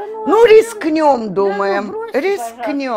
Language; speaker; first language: Russian; native; Russian